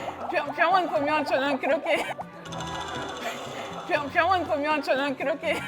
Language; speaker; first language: Korean; non-native, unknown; French